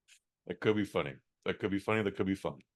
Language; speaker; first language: English; native; English